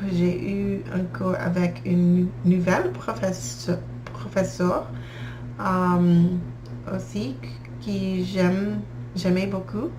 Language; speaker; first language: French; non-native, learner; English